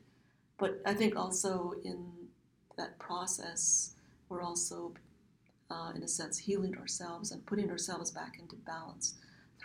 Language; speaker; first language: English; early bilingual, other home language; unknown